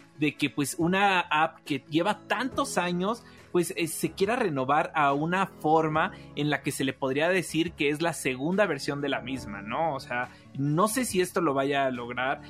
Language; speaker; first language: Spanish; native; Spanish